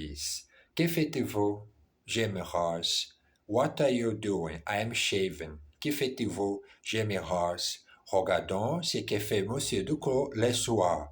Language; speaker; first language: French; non-native, learner; Portuguese